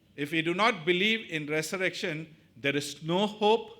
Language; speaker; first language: English; non-native, local second language; Tamil